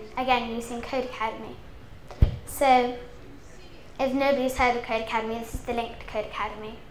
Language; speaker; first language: English; native; English